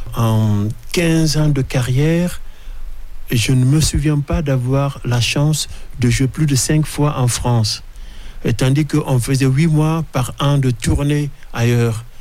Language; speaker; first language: French; non-native, local second language; Mandingo